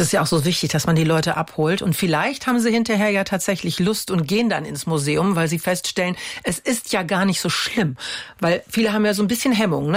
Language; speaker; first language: German; native; German